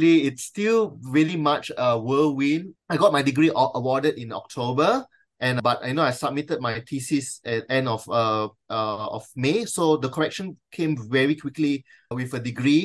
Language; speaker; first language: English; non-native, local second language; Chinese